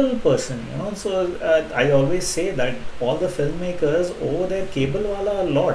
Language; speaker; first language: English; non-native, local second language; Hindi